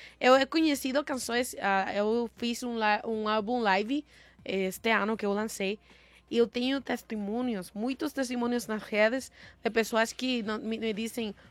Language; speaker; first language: Portuguese; non-native, learner; Spanish